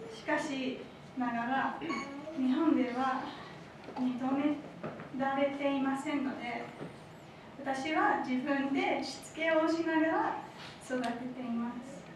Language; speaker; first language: Japanese; non-native, fluent; English